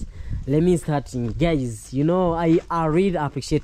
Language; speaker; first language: English; non-native, learner; Swahili